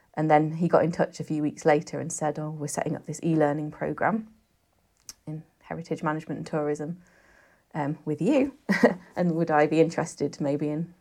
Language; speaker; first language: English; native; English